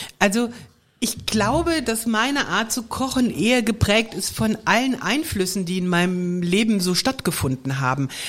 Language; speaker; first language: German; native; German